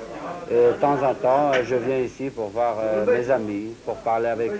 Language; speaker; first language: French; non-native, learner; Syriac